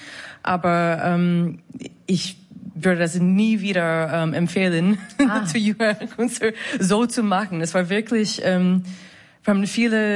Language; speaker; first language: German; non-native, fluent; English